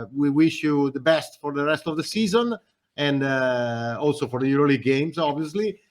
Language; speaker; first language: English; non-native, fluent; Italian